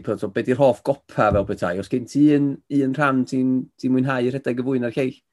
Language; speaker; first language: Welsh; native; Welsh